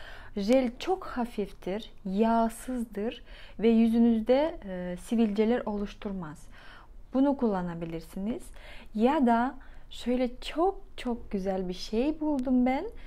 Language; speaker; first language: Turkish; non-native, fluent; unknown